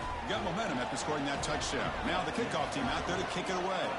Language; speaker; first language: English; native; English